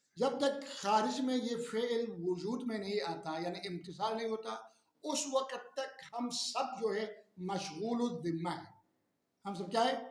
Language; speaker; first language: Urdu; non-native, local second language; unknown